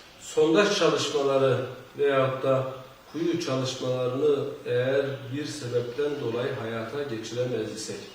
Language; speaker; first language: Turkish; native; Turkish